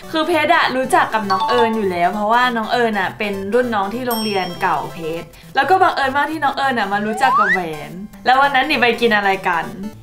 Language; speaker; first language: Thai; native; Thai